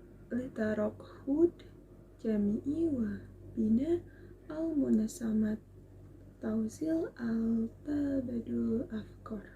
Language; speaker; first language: Arabic; non-native, learner; Indonesian